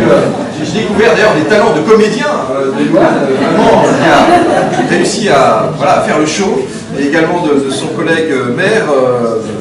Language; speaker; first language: French; native; French